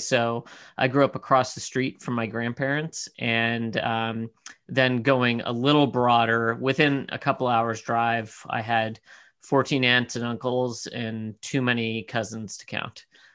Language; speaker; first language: English; native; English